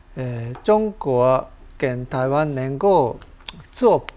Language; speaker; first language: Chinese; non-native, fluent; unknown